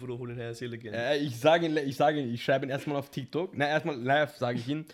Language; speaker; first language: German; native; German